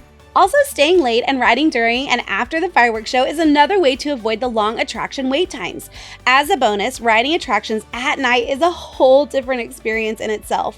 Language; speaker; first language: English; native; English